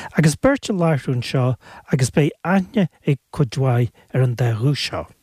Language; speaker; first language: Irish; native; Irish